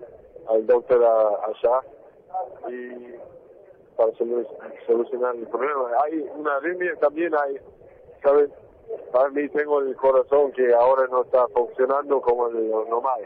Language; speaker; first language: Spanish; non-native, fluent; English